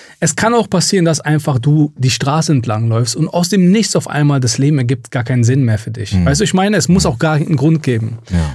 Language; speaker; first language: German; native; German